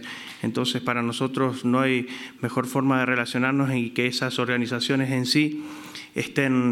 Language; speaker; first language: Spanish; native; Spanish